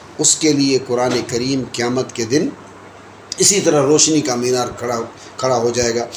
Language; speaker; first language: Urdu; non-native, local second language; Sindhi